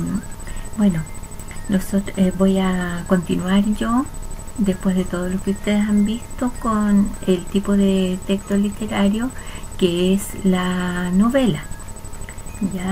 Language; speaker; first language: Spanish; native; Spanish